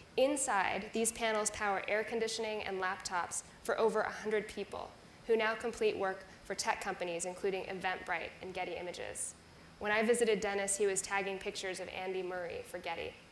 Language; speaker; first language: English; native; English